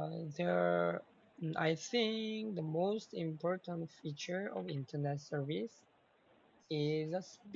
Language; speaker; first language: English; non-native, learner; Korean